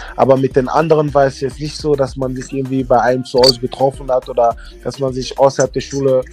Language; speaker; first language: German; early bilingual, other home language; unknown